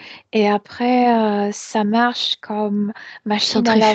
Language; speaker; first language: French; non-native, fluent; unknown